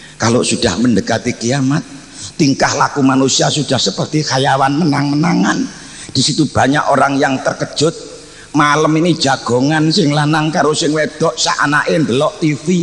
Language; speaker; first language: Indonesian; non-native, local second language; Javanese